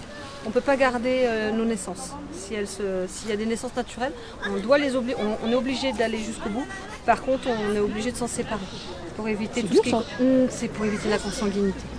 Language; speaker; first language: French; native; French